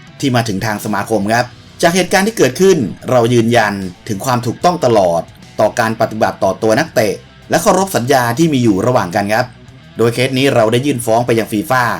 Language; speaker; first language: Thai; native; Thai